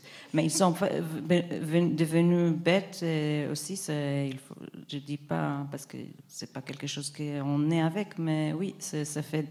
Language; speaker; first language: French; non-native, fluent; Hebrew